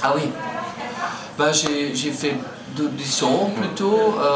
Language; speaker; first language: French; non-native, fluent; Dutch